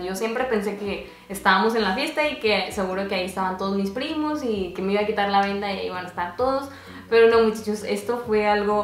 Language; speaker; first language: Spanish; native; Spanish